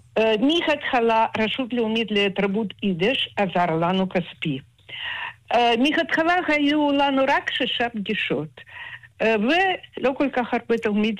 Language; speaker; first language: Hebrew; non-native, fluent; Russian